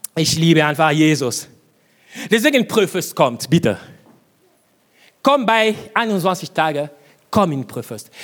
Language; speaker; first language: German; non-native, fluent; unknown